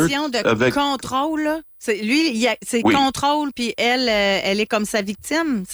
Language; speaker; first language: French; native; French